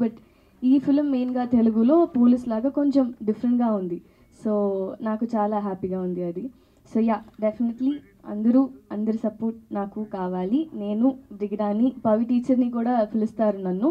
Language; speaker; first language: Telugu; non-native, learner; Tamil